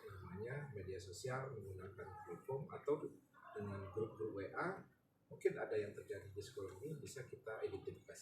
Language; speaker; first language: Indonesian; native; Indonesian